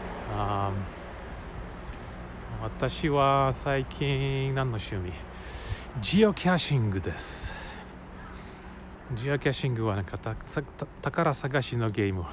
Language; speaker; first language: Japanese; non-native, learner; English